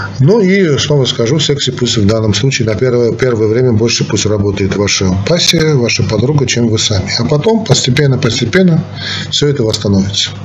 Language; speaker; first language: Russian; non-native, local second language; Armenian